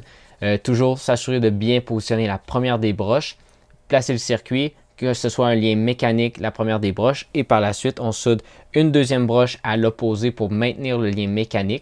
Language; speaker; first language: French; native; French